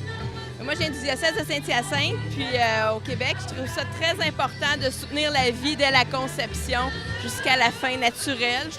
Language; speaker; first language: French; native; French